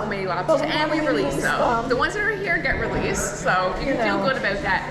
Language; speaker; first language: English; native; English